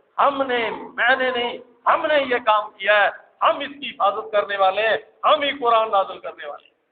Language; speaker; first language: Urdu; non-native, local second language; Punjabi